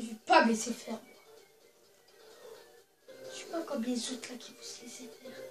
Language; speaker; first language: French; native; French